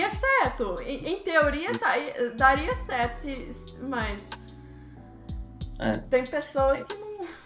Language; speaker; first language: Portuguese; early bilingual, heritage; Portuguese